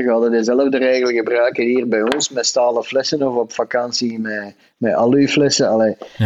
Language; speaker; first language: Dutch; native; Dutch